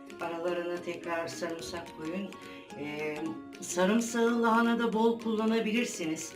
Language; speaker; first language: Turkish; native; Turkish